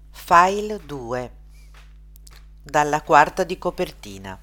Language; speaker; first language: Italian; native; Italian